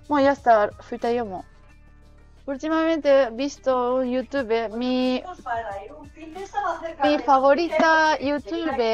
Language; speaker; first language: Spanish; non-native, learner; Japanese